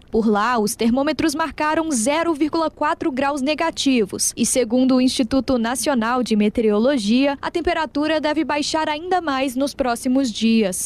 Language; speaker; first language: Portuguese; native; Portuguese